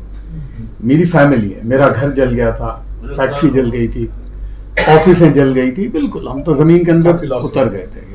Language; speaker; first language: Hindi; native; Hindi